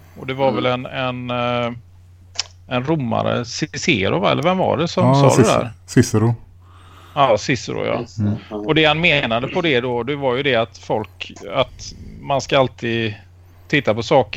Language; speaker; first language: Swedish; native; Swedish